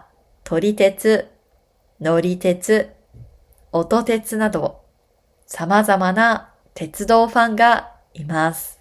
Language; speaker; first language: Japanese; native; Japanese